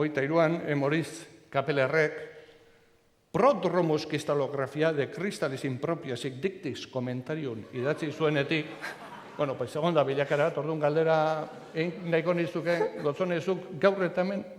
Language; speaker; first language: Basque; native; Basque